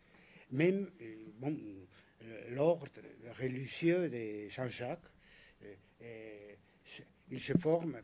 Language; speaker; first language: French; non-native, fluent; Spanish